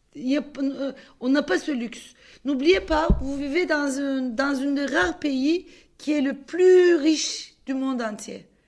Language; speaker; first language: French; non-native, fluent; Turkish